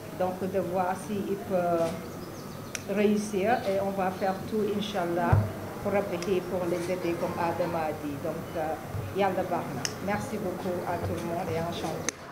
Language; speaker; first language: French; non-native, local second language; Wolof